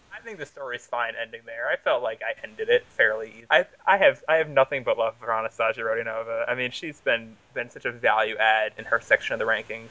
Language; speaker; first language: English; native; English